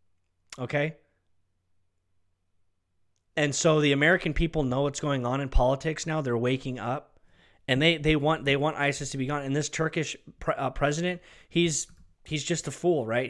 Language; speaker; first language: English; native; English